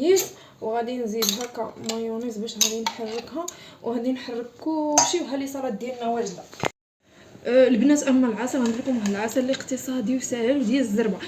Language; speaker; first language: Arabic; native; Arabic